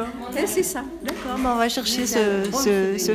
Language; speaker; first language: French; native; French